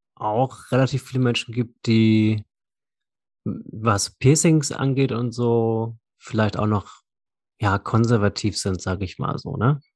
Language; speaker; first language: German; native; German